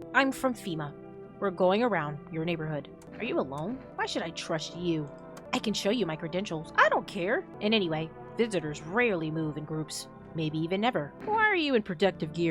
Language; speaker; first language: English; native; English